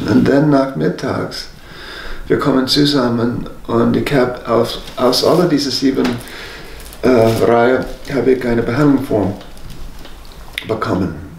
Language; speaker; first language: German; non-native, fluent; English